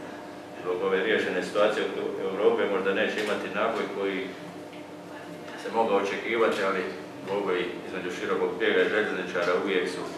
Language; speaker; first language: Croatian; native; Croatian